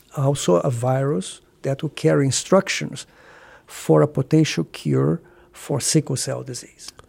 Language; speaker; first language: English; non-native, fluent; Portuguese